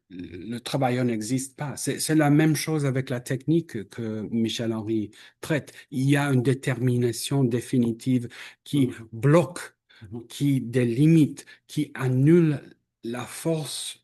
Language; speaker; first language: French; non-native, fluent; English